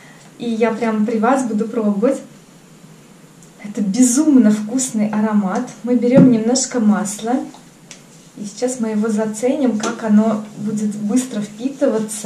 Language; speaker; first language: Russian; native; Russian